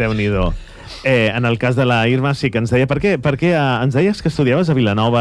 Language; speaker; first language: Catalan; native; Catalan